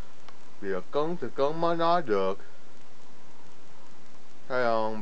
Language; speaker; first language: Vietnamese; early bilingual, heritage; Vietnamese